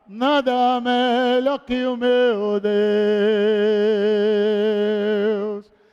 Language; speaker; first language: Portuguese; native; Portuguese